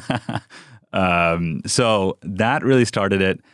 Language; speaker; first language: English; early bilingual, other home language; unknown